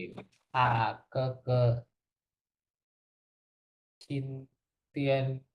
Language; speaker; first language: Chinese; non-native, learner; Indonesian